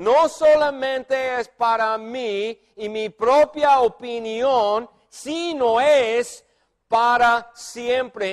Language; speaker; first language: Spanish; non-native, fluent; English